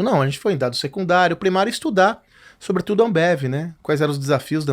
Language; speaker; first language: Portuguese; native; Portuguese